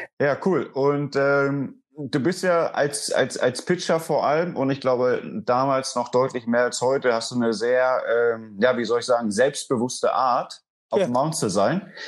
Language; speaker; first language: German; native; German